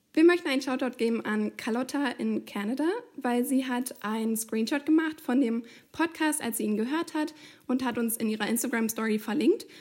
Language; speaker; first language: German; native; German